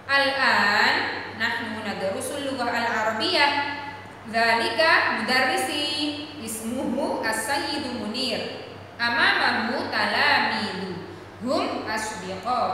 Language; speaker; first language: Arabic; non-native, fluent; Indonesian